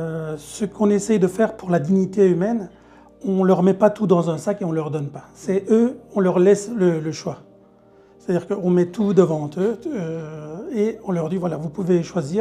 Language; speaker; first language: French; early bilingual, other home language; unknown